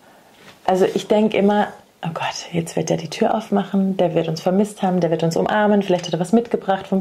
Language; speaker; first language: German; native; German